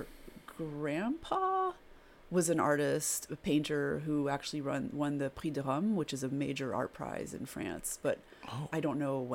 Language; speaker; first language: English; early bilingual, other home language; French